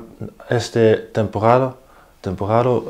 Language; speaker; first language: Spanish; non-native, learner; Dutch